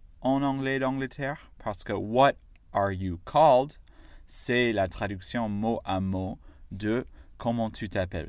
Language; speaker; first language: French; non-native, fluent; English